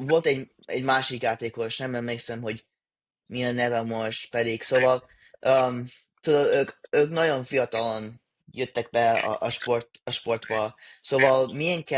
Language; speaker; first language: Hungarian; early bilingual, heritage; English